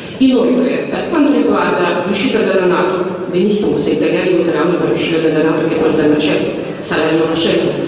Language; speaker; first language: Italian; non-native, fluent; Ukrainian